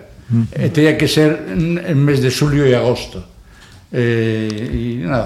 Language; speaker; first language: Galician; non-native, local second language; Spanish